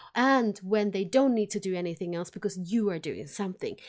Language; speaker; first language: English; non-native, fluent; Finnish